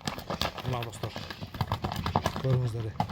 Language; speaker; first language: Kyrgyz; native; Kyrgyz